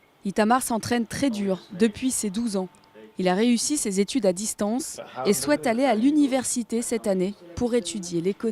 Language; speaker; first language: French; native; French